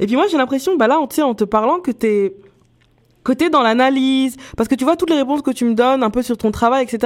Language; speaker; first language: French; native; French